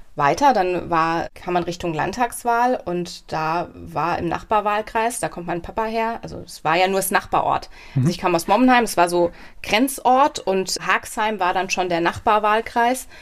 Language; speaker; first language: German; native; German